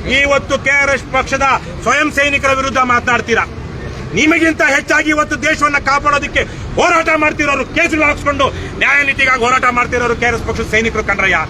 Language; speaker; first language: Kannada; native; Kannada